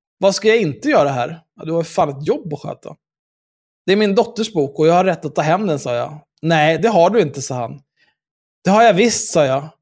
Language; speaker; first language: Swedish; native; Swedish